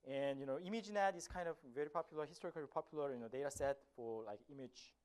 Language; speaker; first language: English; non-native, fluent; Korean